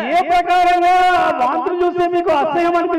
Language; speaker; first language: Telugu; native; Telugu